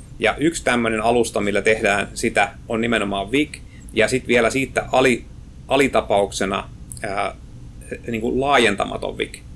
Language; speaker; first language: Finnish; native; Finnish